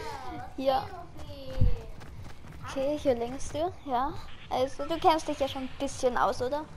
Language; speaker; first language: German; native; German